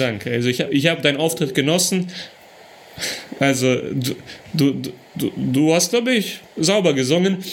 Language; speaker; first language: German; early bilingual, other home language; Russian